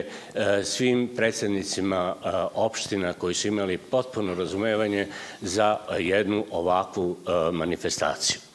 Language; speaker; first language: Serbian; native; Serbian